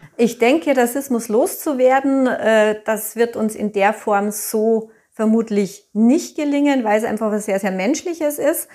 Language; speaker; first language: German; native; German